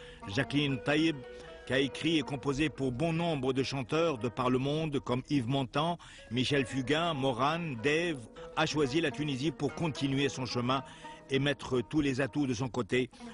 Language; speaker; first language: French; non-native, local second language; Arabic